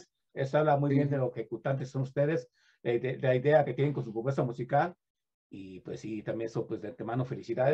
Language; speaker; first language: Spanish; native; Spanish